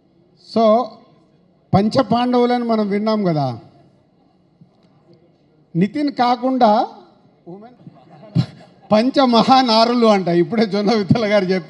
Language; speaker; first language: Telugu; native; Telugu